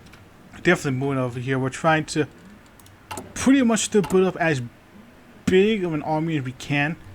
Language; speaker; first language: English; native; English